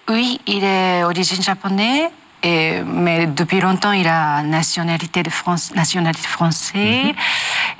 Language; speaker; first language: French; non-native, learner; Japanese